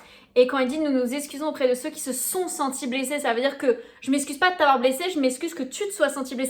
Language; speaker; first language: French; native; French